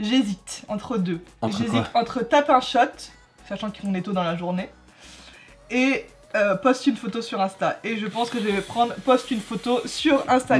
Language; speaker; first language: French; native; French